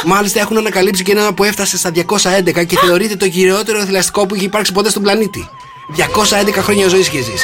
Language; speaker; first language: Greek; native; Greek